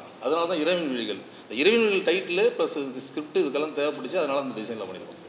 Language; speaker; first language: Tamil; native; Tamil